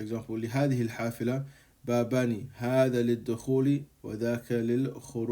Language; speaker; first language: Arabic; non-native, fluent; English